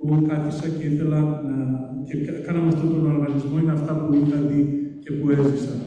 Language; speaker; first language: Greek; early bilingual, heritage; Greek